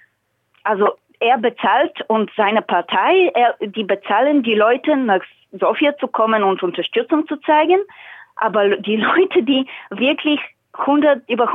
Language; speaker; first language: German; non-native, fluent; Bulgarian